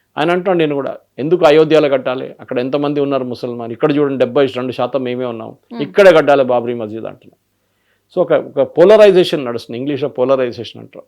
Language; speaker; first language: Telugu; non-native, local second language; Malayalam